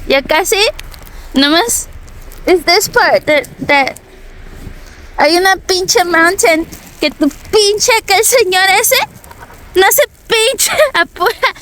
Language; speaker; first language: Spanish; early bilingual, heritage; Spanish